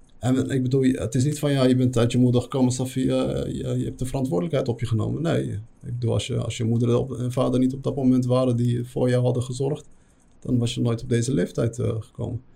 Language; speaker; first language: Dutch; early bilingual, other home language; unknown